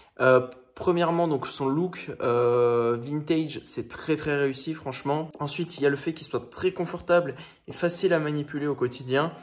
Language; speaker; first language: French; native; French